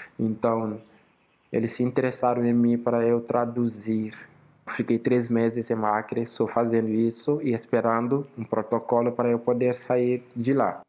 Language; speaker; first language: Portuguese; non-native, fluent; Wolof